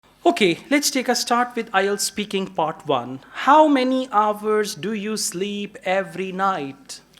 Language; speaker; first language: English; non-native, local second language; Urdu